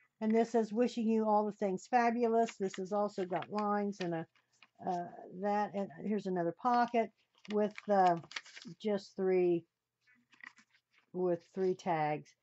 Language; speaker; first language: English; native; English